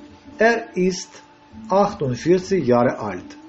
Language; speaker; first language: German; non-native, learner; Russian